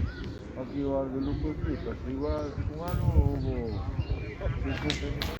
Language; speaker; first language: Spanish; non-native, local second language; Galician